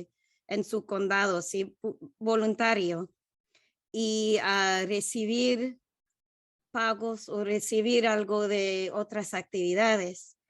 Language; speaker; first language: Spanish; non-native, learner; English